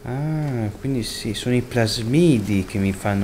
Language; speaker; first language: Italian; native; Italian